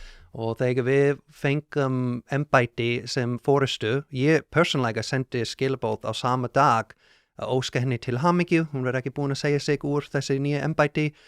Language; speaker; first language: Icelandic; non-native, learner; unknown